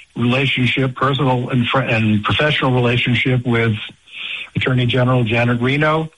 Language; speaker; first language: English; native; English